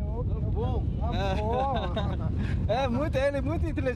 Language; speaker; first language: Portuguese; non-native, learner; Korean